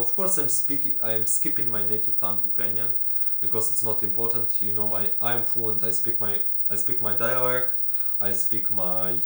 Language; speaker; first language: English; non-native, fluent; Ukrainian